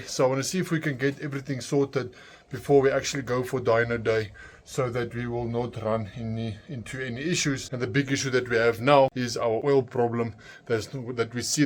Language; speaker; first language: English; non-native, local second language; Afrikaans